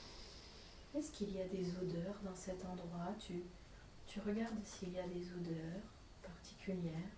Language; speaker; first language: French; native; French